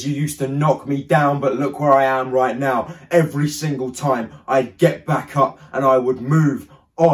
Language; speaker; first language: English; native; English